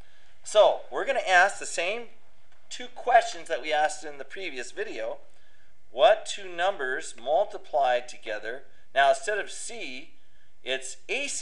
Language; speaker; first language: English; native; English